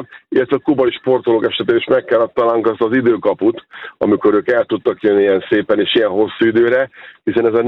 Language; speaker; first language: Hungarian; native; Hungarian